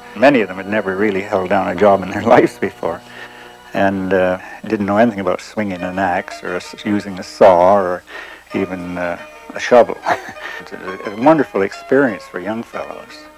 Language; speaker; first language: English; native; English